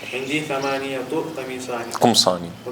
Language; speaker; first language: Arabic; non-native, learner; Kashmiri